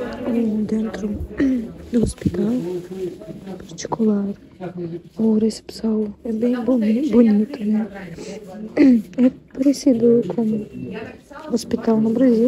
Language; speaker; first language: Portuguese; non-native, fluent; Russian